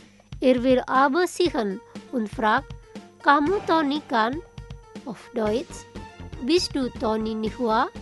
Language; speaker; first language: German; non-native, learner; Indonesian